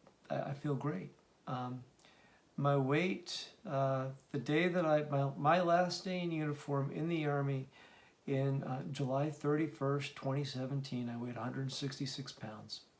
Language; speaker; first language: English; native; English